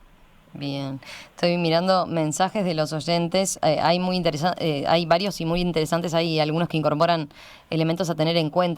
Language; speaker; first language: Spanish; native; Spanish